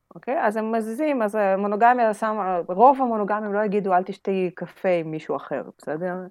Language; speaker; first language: Hebrew; non-native, fluent; Russian